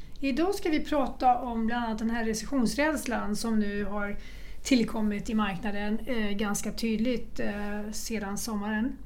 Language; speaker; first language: Swedish; native; Swedish